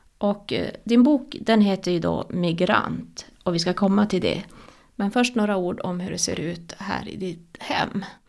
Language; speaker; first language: Swedish; native; Swedish